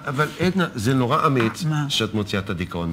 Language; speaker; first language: Hebrew; native; Hebrew